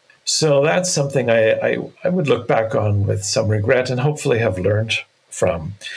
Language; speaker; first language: English; native; English